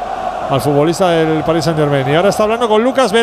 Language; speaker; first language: Spanish; native; Spanish